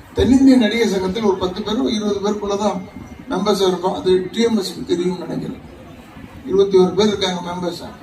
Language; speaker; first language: Tamil; native; Tamil